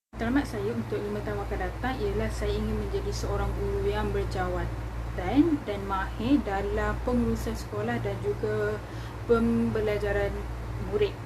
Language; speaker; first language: Malay; native; Malay